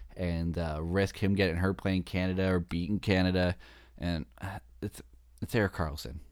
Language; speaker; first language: English; native; English